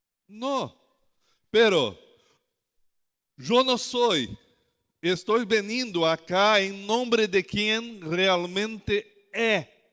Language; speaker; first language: Spanish; non-native, learner; Portuguese